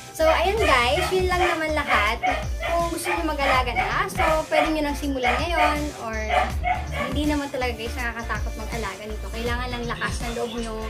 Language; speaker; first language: Filipino; non-native, local second language; Bikol